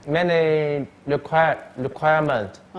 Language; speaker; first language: English; non-native, learner; Chinese